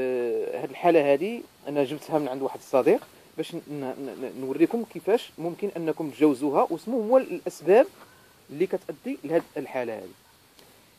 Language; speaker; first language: Arabic; native; Arabic